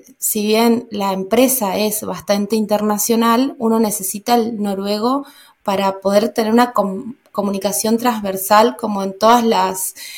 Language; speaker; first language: Spanish; native; Spanish